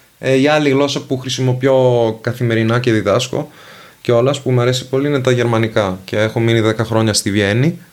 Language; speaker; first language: Greek; non-native, fluent; Venetian